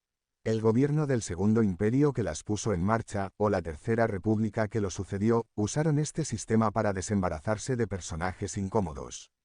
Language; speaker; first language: Spanish; native; Spanish